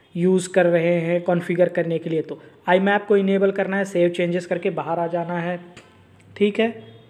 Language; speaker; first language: Hindi; native; Hindi